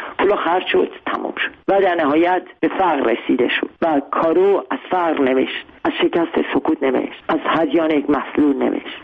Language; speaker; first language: Persian; non-native, local second language; Armenian